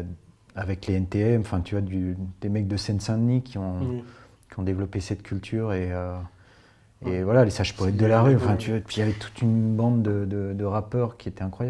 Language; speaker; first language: French; native; French